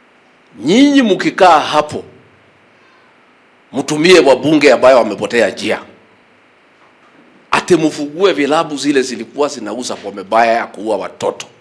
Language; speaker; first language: Swahili; non-native, local second language; Kikuyu